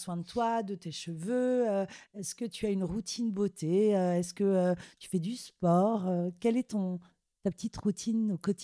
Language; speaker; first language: French; native; French